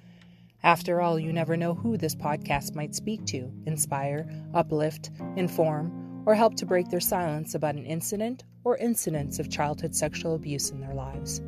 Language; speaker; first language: English; native; English